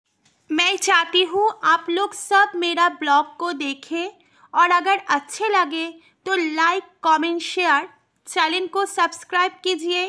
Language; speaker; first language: Hindi; non-native, local second language; Bangla